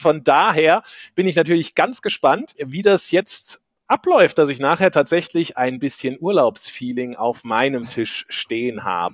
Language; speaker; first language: German; native; German